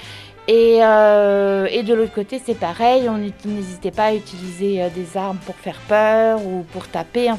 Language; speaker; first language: French; native; French